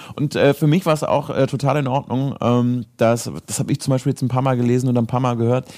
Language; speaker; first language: German; early bilingual, heritage; Croatian